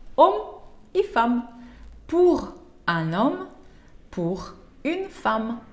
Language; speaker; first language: French; non-native, fluent; Russian